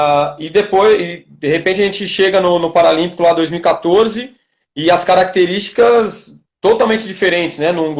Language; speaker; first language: Portuguese; native; Portuguese